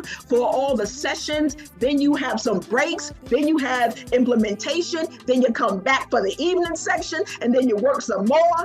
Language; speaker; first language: English; native; English